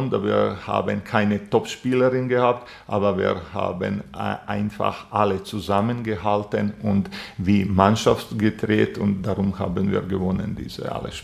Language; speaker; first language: German; non-native, fluent; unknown